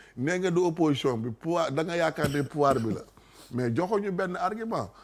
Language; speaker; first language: Wolof; non-native, local second language; Serer